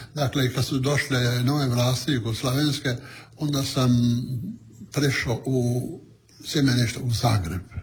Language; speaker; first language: Croatian; non-native, local second language; Italian